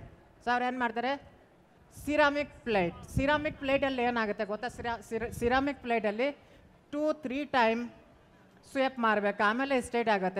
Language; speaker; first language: Kannada; non-native, local second language; Hindi